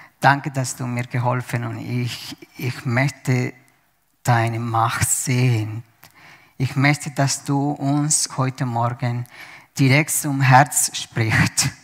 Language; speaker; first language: German; non-native, fluent; Spanish